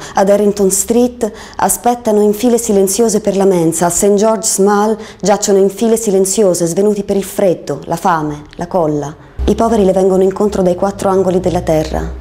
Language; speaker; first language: Italian; native; Italian